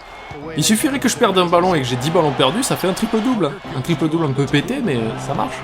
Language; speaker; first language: French; native; French